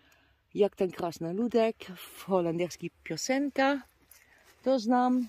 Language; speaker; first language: Polish; non-native, learner; Dutch